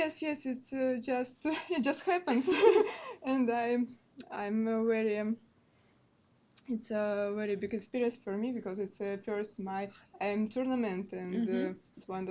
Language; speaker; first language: English; non-native, learner; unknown